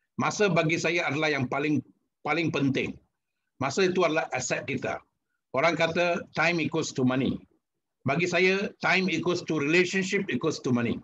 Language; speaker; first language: Malay; non-native, local second language; Tamil